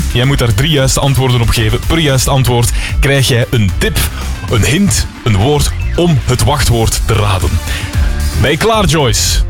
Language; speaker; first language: Dutch; native; Dutch